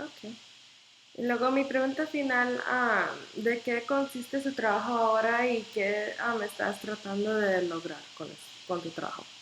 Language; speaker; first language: Spanish; non-native, learner; English